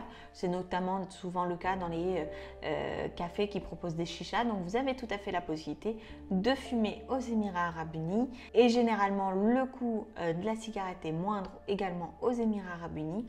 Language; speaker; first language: French; native; French